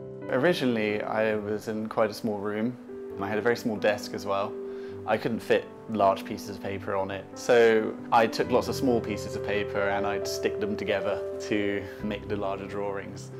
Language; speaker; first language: English; native; English